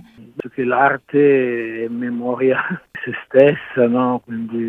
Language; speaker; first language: Italian; native; Italian